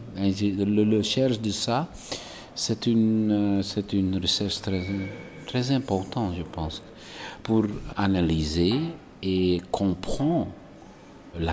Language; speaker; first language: French; non-native, local second language; Dutch